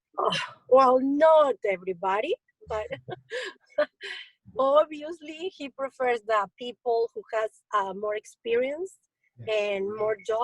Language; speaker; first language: English; non-native, learner; Spanish